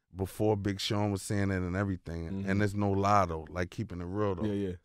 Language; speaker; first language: English; native; English